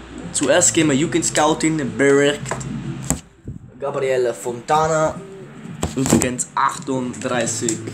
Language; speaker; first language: German; early bilingual, other home language; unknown